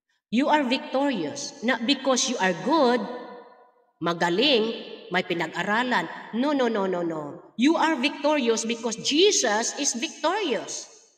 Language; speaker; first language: English; non-native, local second language; Filipino